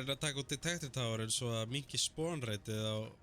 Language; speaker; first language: Icelandic; native; Icelandic